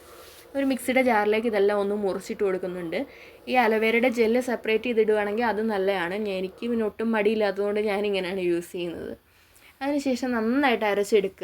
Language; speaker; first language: Malayalam; native; Malayalam